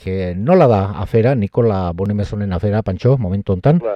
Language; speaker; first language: Basque; native; Basque